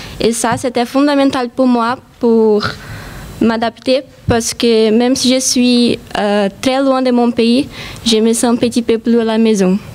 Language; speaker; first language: French; non-native, learner; Portuguese